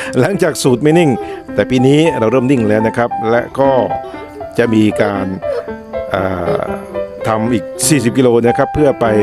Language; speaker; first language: Thai; native; Thai